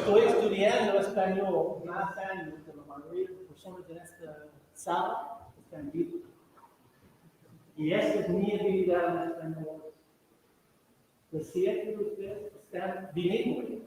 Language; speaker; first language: Spanish; non-native, fluent; English